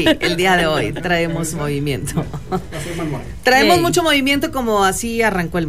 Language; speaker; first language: Spanish; native; Spanish